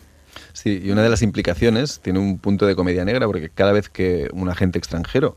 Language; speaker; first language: Spanish; native; Spanish